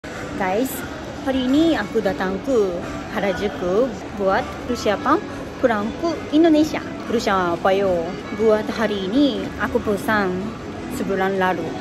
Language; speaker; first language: Indonesian; non-native, fluent; Japanese